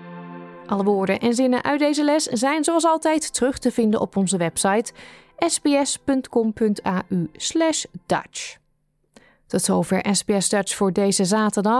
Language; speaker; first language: Dutch; native; Dutch